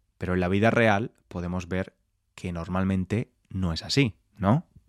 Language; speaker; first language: Spanish; native; Spanish